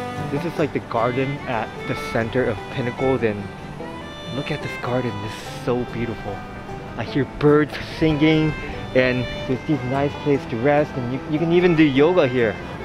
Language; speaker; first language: English; non-native, fluent; Japanese